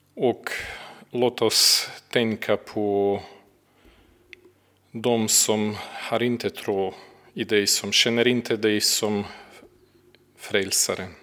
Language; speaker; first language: Swedish; non-native, fluent; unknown